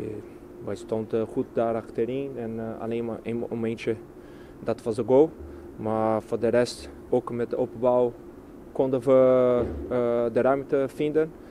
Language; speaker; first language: Dutch; non-native, fluent; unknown